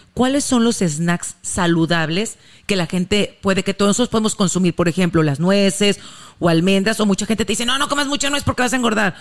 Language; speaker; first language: Spanish; native; Spanish